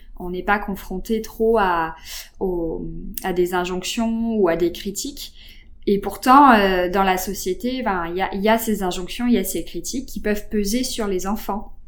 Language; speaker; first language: French; native; French